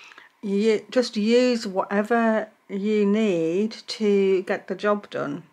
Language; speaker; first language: English; native; English